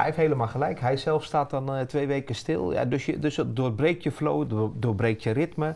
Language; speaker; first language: Dutch; native; Dutch